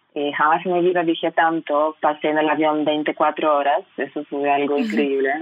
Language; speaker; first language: Spanish; non-native, fluent; Russian